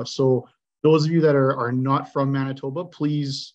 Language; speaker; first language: English; native; English